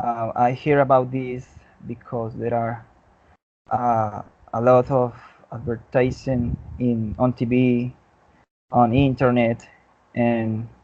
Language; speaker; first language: English; non-native, learner; Spanish